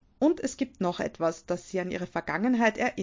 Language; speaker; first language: German; native; German